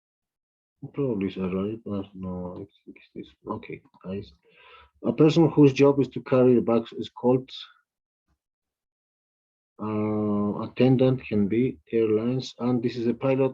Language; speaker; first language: English; non-native, fluent; Spanish